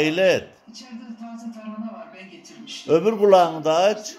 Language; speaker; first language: Turkish; native; Turkish